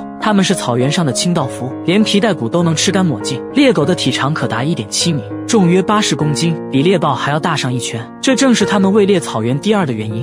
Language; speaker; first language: Chinese; native; Chinese